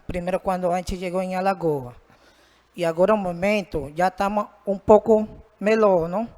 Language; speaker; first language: Portuguese; non-native, learner; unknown